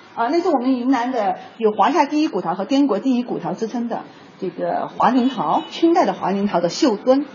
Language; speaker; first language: Chinese; native; Chinese